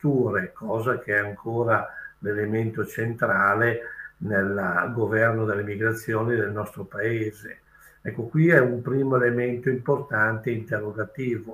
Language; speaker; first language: Italian; native; Italian